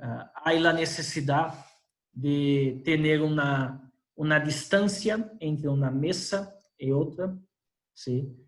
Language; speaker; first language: Spanish; non-native, fluent; Portuguese